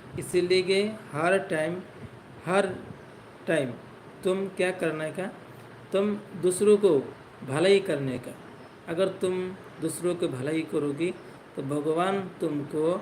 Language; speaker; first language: Hindi; non-native, learner; Bangla